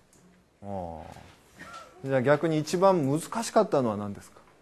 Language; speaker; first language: Japanese; native; Japanese